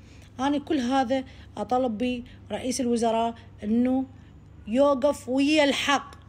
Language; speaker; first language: Arabic; native; Arabic